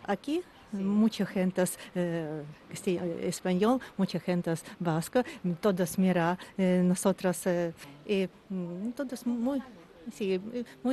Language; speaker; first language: Spanish; non-native, learner; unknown